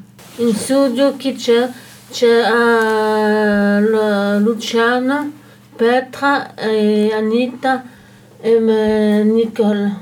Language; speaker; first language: Italian; non-native, fluent; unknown